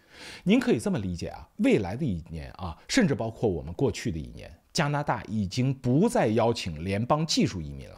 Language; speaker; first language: Chinese; native; Chinese